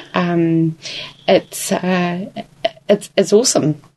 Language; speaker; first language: English; native; English